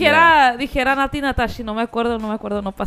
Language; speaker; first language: Spanish; early bilingual, heritage; Spanish